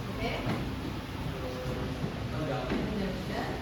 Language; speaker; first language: English; non-native, fluent; Indonesian